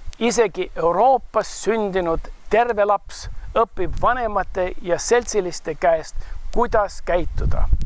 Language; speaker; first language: Estonian; early bilingual, heritage; Estonian